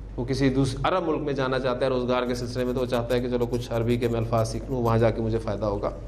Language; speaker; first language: Urdu; native; Urdu